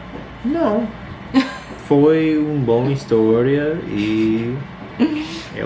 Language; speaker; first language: Portuguese; non-native, learner; English